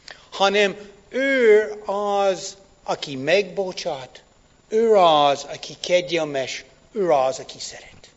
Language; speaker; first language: Hungarian; non-native, fluent; English